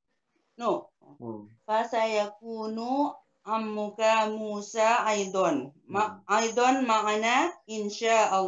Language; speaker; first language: Arabic; non-native, learner; Indonesian